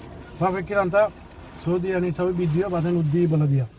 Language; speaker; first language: Arabic; non-native, learner; Bangla